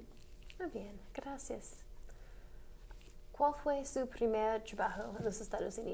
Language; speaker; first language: Spanish; non-native, learner; English